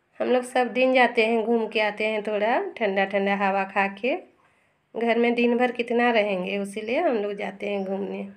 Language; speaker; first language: Hindi; non-native, local second language; Bangla